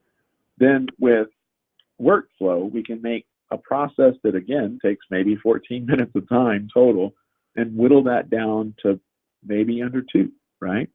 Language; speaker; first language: English; native; English